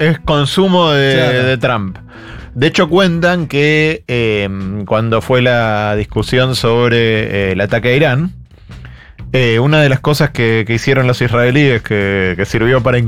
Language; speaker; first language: Spanish; native; Spanish